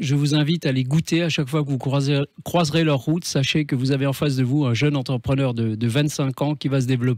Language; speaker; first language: French; native; French